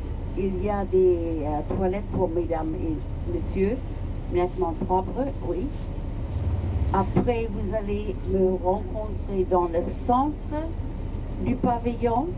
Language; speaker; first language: French; non-native, fluent; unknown